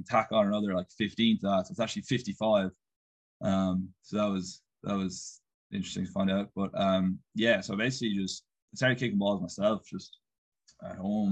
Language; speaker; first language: English; native; English